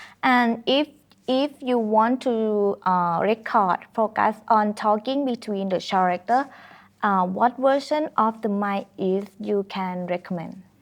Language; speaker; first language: English; non-native, learner; Thai